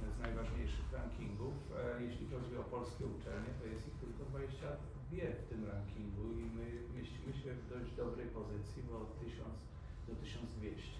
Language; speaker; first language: Polish; native; Polish